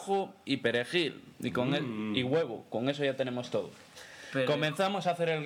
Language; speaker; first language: Spanish; native; Spanish